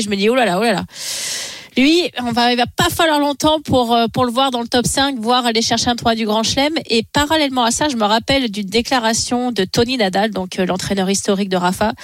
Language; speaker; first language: French; native; French